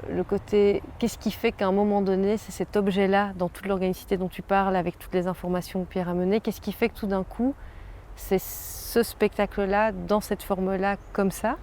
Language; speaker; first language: French; native; French